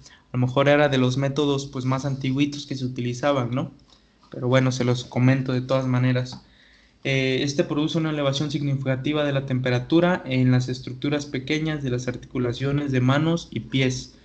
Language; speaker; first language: Spanish; native; Spanish